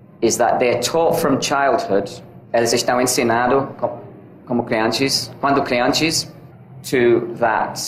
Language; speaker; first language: Portuguese; non-native, learner; English